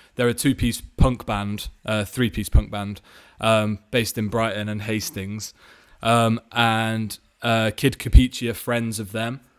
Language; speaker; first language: English; native; English